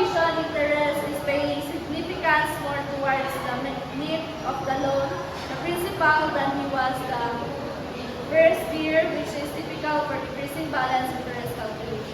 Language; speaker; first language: English; non-native, local second language; Cebuano